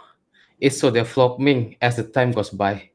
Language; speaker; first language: English; non-native, learner; Indonesian